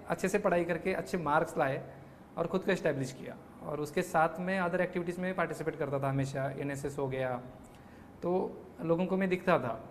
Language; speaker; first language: Hindi; non-native, local second language; Marathi